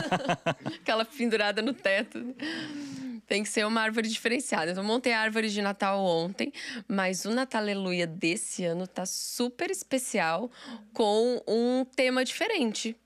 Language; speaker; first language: Portuguese; native; Portuguese